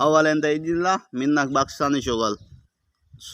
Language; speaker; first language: Arabic; non-native, learner; Urdu